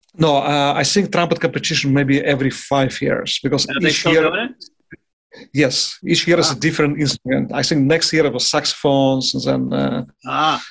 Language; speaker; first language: English; non-native, fluent; Russian